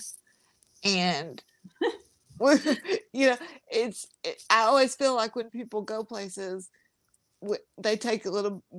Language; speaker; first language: English; native; English